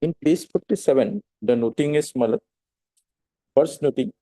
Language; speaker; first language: English; non-native, local second language; Assamese